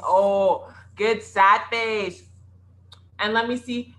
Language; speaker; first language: English; early bilingual, other home language; French